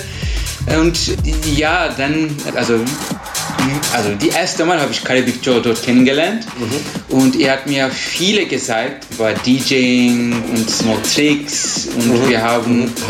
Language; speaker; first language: German; non-native, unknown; Turkish